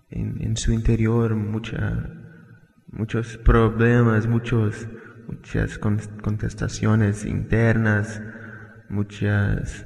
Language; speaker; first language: Spanish; non-native, fluent; Portuguese